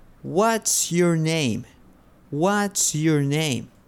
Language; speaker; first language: English; non-native, fluent; Spanish